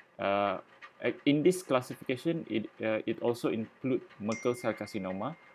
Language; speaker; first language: English; non-native, local second language; Malay